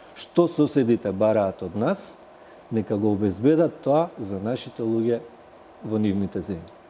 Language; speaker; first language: Macedonian; native; Macedonian